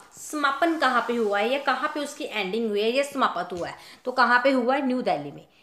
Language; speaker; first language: Hindi; non-native, local second language; Punjabi